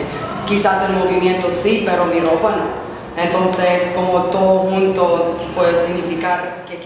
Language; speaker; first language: Spanish; non-native, fluent; English